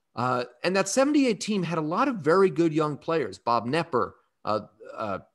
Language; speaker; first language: English; native; English